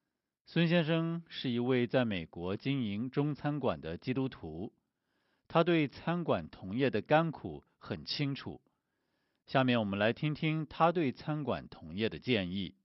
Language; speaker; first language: Chinese; native; Chinese